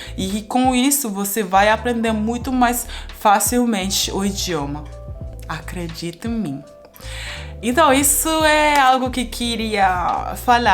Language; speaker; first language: Portuguese; non-native, fluent; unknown